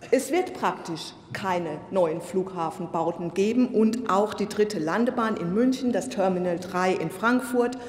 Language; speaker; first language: German; native; German